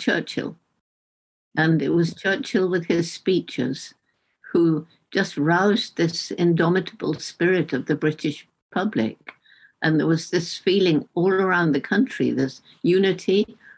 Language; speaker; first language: English; native; English